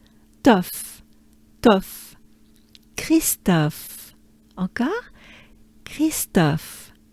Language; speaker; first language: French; native; French